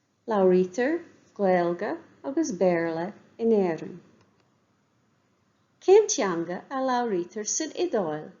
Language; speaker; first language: Irish; non-native, local second language; English